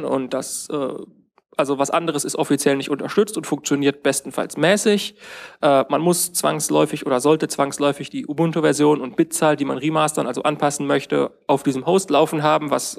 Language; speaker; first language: German; native; German